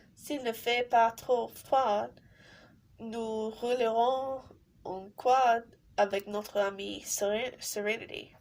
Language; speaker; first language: French; non-native, learner; English